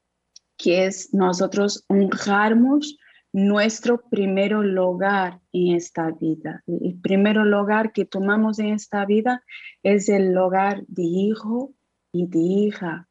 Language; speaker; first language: Spanish; non-native, fluent; Portuguese